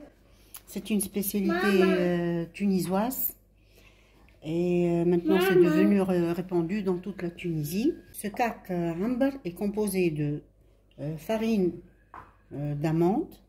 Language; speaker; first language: French; non-native, local second language; Arabic